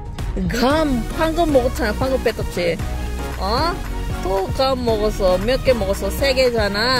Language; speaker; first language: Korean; non-native, fluent; Filipino